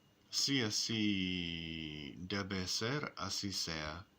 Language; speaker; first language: Spanish; non-native, learner; English